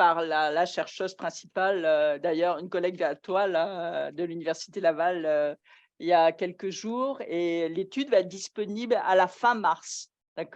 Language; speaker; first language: French; native; French